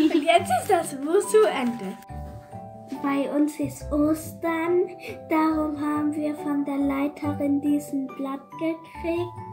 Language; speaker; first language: German; early bilingual, other home language; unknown